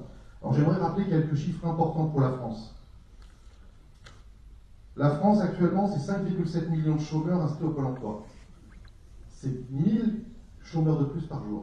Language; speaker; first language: French; native; French